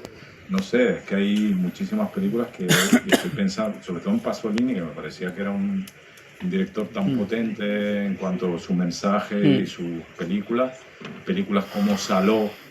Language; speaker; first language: Spanish; native; Spanish